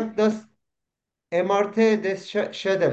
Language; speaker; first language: German; non-native, learner; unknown